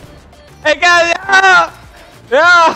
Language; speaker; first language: English; non-native, learner; Turkish